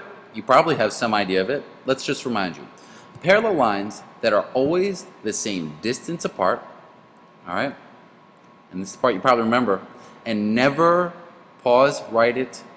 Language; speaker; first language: English; native; English